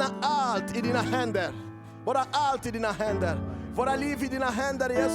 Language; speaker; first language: Swedish; non-native, learner; Lingala